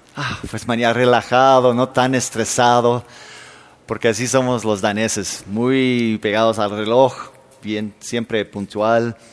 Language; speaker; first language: Spanish; non-native, fluent; Danish